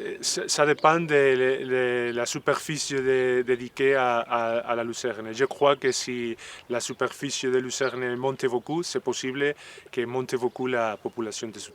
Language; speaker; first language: French; non-native, learner; Spanish